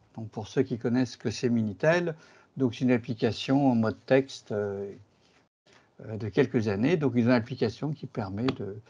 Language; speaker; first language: French; native; French